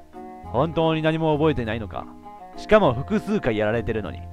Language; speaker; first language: Japanese; native; Japanese